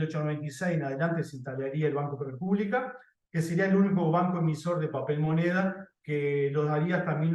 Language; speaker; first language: Spanish; native; Spanish